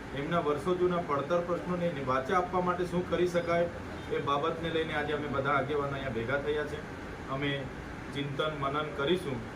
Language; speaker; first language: Gujarati; non-native, local second language; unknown